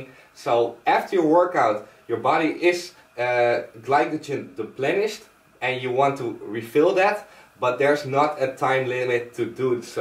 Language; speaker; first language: English; non-native, fluent; Dutch